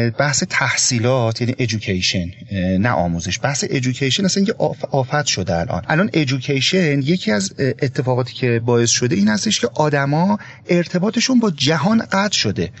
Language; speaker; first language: Persian; native; Persian